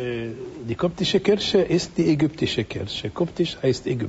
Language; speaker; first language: German; non-native, fluent; Arabic